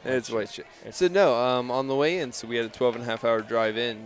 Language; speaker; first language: English; native; English